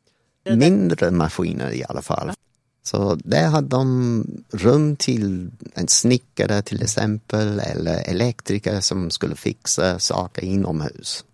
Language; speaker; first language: Swedish; non-native, fluent; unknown